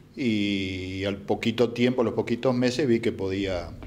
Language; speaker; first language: Spanish; native; Spanish